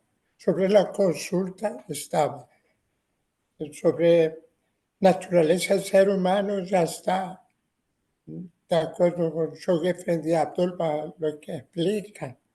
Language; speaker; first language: Spanish; non-native, fluent; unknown